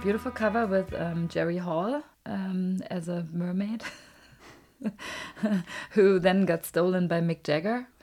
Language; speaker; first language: English; non-native, fluent; German